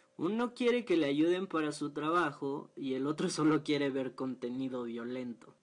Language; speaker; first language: Spanish; native; Spanish